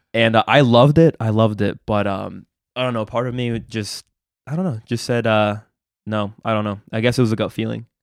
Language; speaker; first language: English; early bilingual, other home language; Spanish